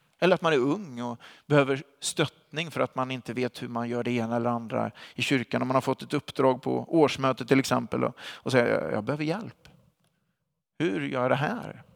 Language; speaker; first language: Swedish; native; Swedish